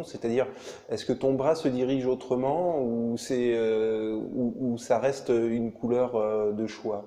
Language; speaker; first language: French; native; French